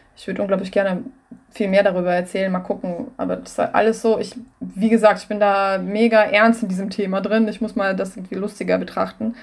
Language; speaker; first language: German; non-native, fluent; Russian